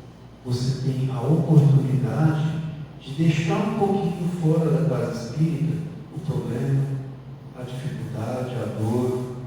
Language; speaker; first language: Portuguese; native; Portuguese